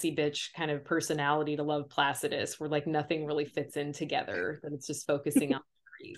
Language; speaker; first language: English; native; English